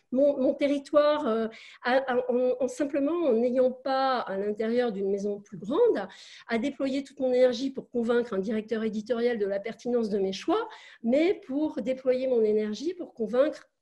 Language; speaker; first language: French; native; French